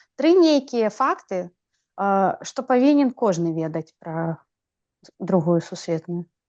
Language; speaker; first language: Belarusian; non-native, local second language; Russian